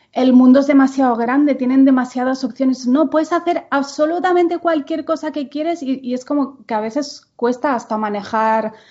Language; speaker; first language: Spanish; non-native, local second language; Catalan